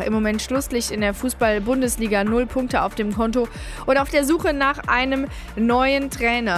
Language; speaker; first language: German; native; German